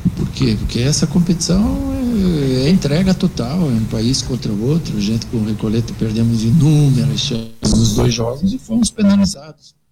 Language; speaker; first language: Portuguese; native; Portuguese